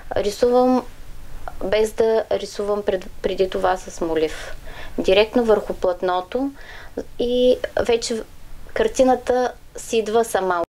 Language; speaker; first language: Bulgarian; native; Bulgarian